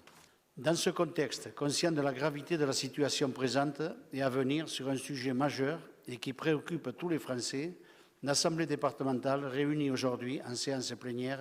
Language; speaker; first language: French; native; French